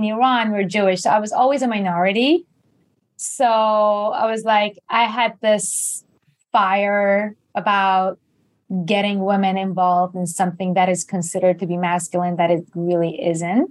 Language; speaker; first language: English; non-native, fluent; Persian